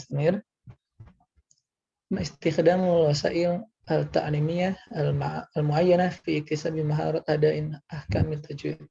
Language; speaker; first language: Arabic; non-native, learner; Indonesian